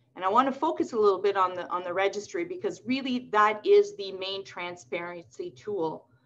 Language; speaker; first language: English; non-native, local second language; French